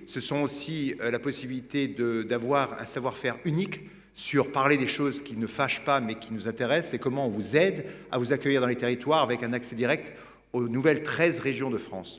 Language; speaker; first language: French; native; French